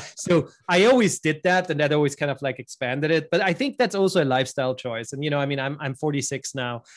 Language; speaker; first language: English; non-native, fluent; German